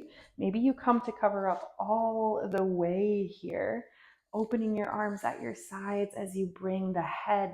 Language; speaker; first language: English; native; English